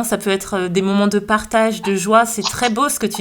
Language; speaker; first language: French; native; French